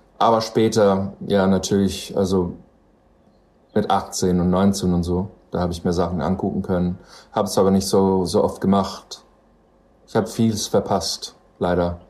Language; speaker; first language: German; non-native, fluent; English